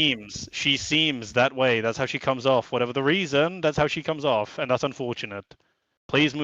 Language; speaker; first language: English; native; English